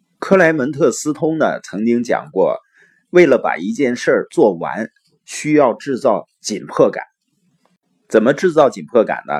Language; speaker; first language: Chinese; native; Chinese